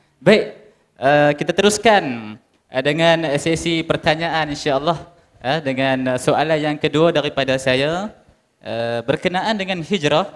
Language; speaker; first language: Malay; native; Malay